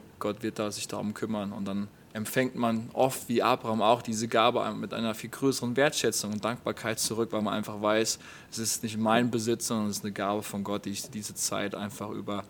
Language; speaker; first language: German; native; German